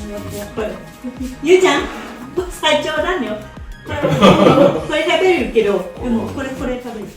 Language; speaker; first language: Japanese; non-native, learner; Thai